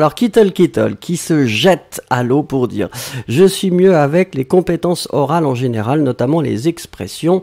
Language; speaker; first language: French; native; French